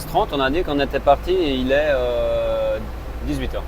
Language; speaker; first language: French; native; French